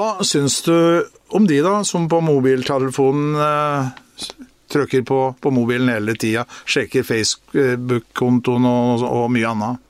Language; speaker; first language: Norwegian; native; Norwegian